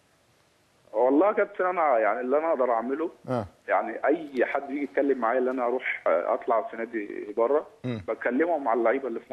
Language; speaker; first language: Arabic; native; Arabic